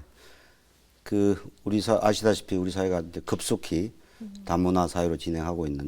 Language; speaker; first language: Korean; native; Korean